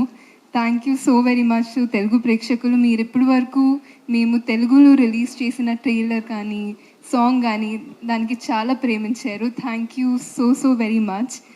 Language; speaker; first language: Telugu; non-native, fluent; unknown